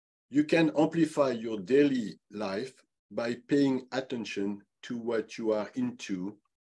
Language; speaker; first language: English; non-native, fluent; French